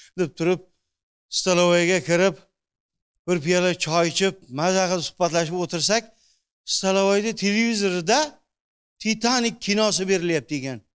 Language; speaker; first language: Uzbek; native; Uzbek